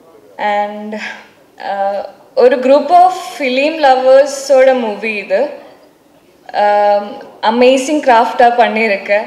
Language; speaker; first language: Tamil; non-native, learner; Malayalam